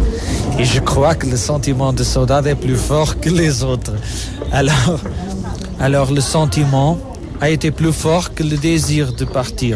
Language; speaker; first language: French; non-native, fluent; Portuguese